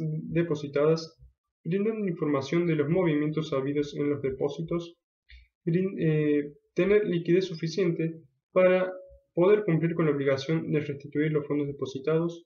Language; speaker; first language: Spanish; native; Spanish